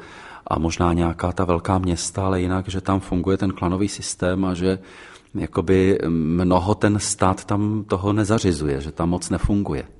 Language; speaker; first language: Czech; native; Czech